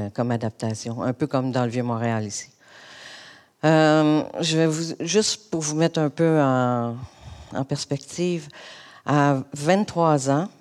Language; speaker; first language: French; native; French